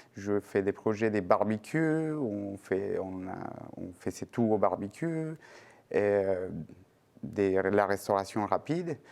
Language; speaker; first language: French; non-native, fluent; Spanish